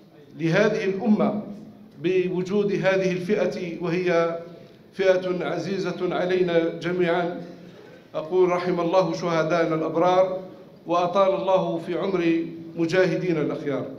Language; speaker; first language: Arabic; native; Arabic